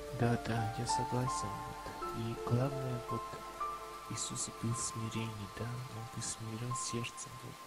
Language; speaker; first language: Russian; non-native, local second language; Armenian